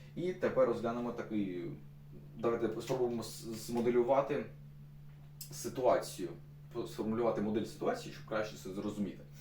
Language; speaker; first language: Ukrainian; non-native, local second language; Russian